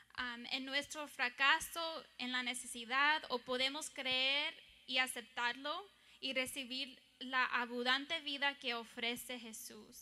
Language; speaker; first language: Spanish; early bilingual, heritage; English